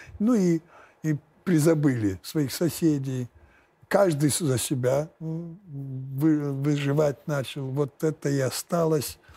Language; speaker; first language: Russian; non-native, fluent; Lithuanian